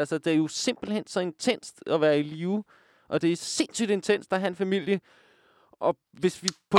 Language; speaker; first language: Danish; native; Danish